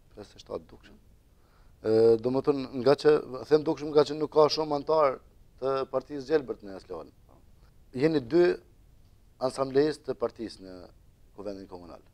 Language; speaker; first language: Albanian; native; Albanian